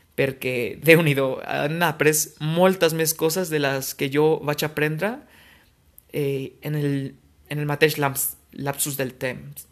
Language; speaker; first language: Catalan; non-native, fluent; Spanish